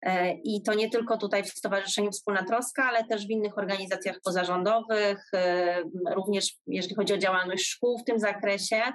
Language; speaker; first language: Polish; native; Polish